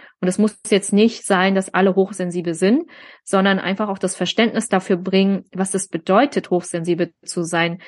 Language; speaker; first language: German; early bilingual, other home language; Vietnamese